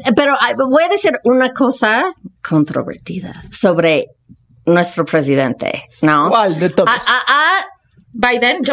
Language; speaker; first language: Spanish; non-native, fluent; English